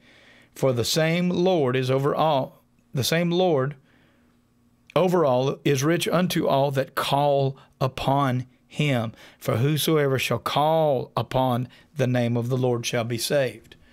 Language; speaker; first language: English; native; English